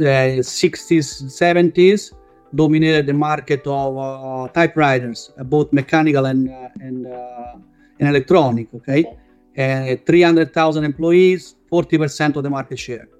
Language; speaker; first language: English; non-native, fluent; Italian